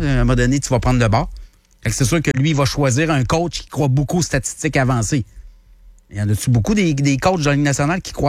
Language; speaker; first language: French; native; French